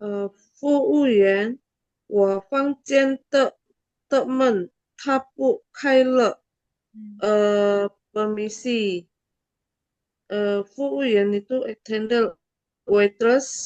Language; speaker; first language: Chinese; non-native, learner; Indonesian